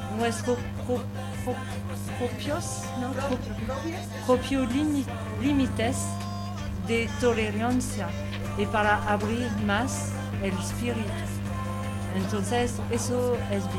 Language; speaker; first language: Spanish; non-native, learner; French